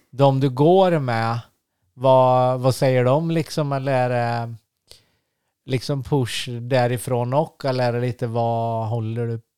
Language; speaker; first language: Swedish; native; Swedish